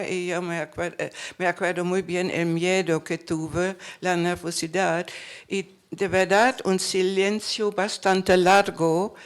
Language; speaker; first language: Spanish; non-native, fluent; German